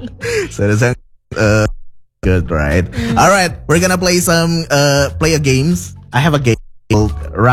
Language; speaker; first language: English; non-native, fluent; Indonesian